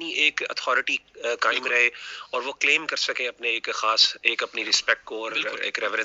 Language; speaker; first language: Urdu; native; Urdu